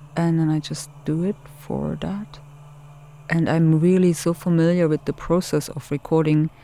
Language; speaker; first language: English; non-native, fluent; German